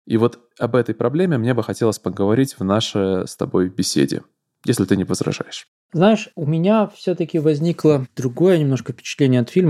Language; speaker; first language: Russian; native; Russian